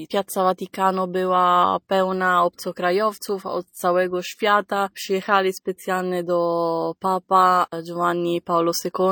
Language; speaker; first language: Polish; non-native, fluent; Italian